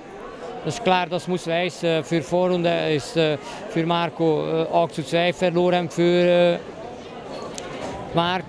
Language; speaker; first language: German; non-native, learner; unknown